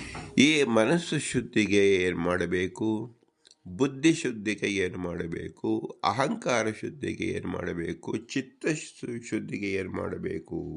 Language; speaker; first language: Kannada; native; Kannada